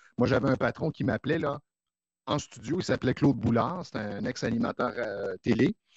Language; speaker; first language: French; native; French